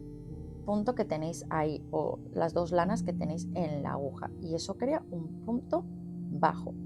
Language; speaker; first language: Spanish; native; Spanish